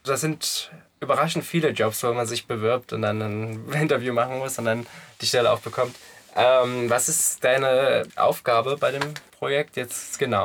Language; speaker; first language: German; native; German